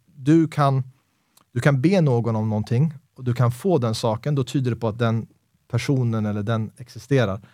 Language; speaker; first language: Swedish; native; Swedish